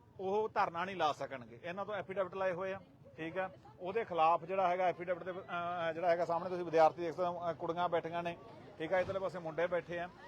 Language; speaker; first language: Punjabi; native; Punjabi